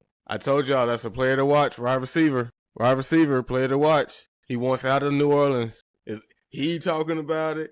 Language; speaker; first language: English; native; English